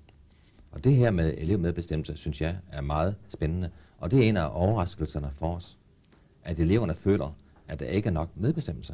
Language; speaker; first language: Danish; native; Danish